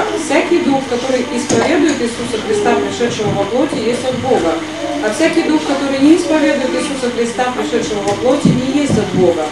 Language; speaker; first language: Russian; native; Russian